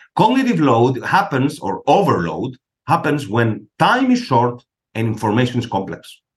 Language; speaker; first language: English; non-native, fluent; Greek